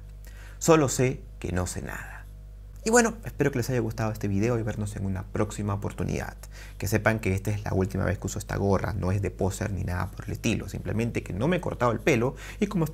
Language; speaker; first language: Spanish; native; Spanish